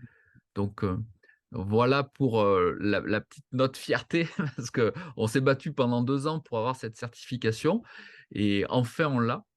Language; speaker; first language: French; native; French